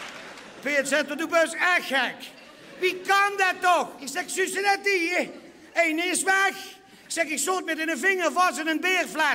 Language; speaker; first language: Dutch; non-native, local second language; Limburgish